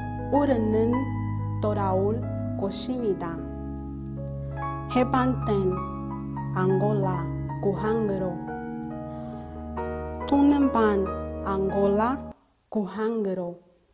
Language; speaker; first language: Korean; non-native, learner; Portuguese